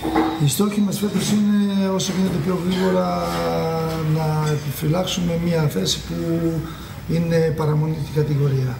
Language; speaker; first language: Greek; non-native, fluent; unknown